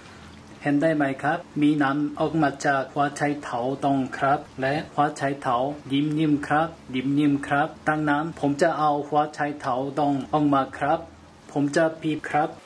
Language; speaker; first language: Thai; non-native, learner; Korean